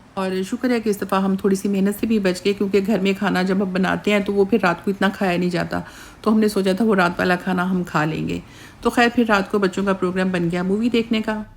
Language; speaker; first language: Urdu; native; Urdu